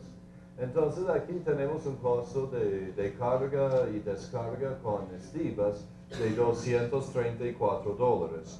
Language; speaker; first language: Spanish; non-native, fluent; English